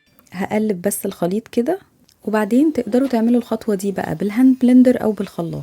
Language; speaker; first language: Arabic; native; Arabic